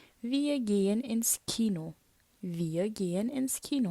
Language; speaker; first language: German; non-native, fluent; Turkish